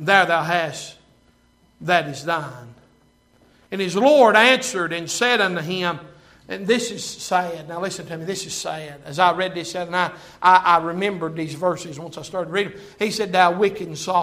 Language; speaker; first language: English; native; English